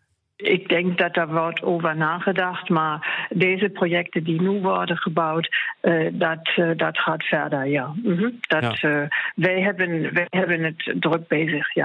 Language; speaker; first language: Dutch; non-native, fluent; German